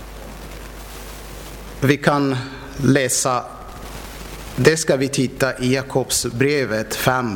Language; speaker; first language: Swedish; non-native, fluent; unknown